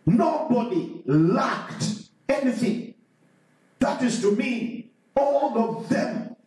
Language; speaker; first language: English; non-native, local second language; Swahili